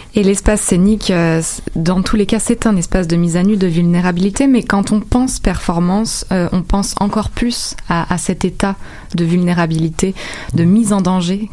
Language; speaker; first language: French; native; French